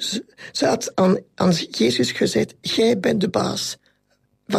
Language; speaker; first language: Dutch; non-native, local second language; French